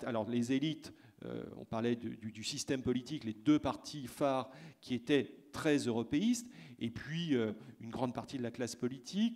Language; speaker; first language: French; native; French